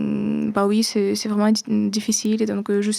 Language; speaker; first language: French; non-native, fluent; Ukrainian